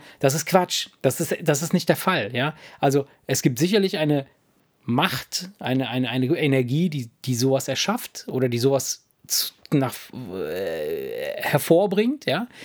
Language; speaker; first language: German; early bilingual, other home language; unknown